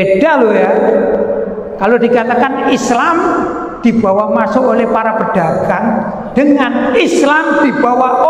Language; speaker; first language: Indonesian; native; Indonesian